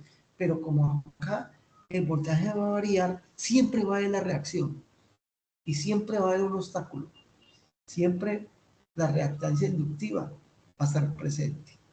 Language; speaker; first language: Spanish; native; Spanish